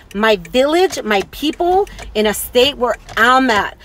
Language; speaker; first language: English; early bilingual, other home language; Spanish